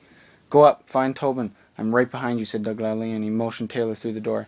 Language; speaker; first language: English; native; English